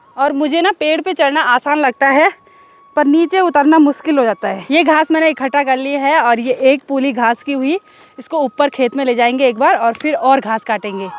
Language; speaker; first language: Hindi; non-native, local second language; Garhwali